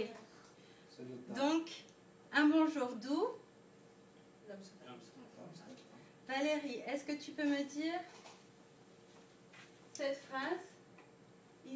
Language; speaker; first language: French; non-native, fluent; Dutch